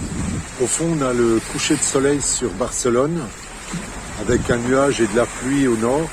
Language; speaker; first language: French; native; French